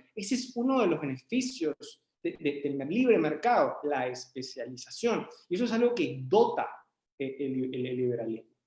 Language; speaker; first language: Spanish; native; Spanish